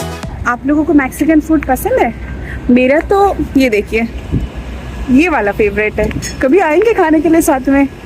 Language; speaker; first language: Hindi; non-native, local second language; Odia